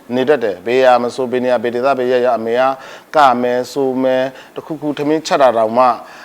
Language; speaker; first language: Burmese; native; Burmese